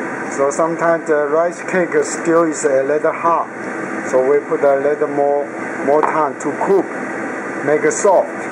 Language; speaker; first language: English; non-native, learner; Chinese